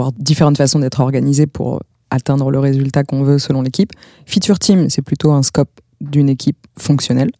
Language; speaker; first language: French; native; French